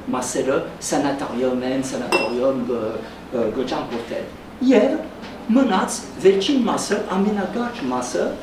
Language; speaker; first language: Armenian; early bilingual, heritage; Armenian